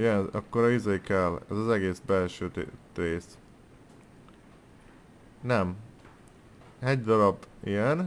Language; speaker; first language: Hungarian; native; Hungarian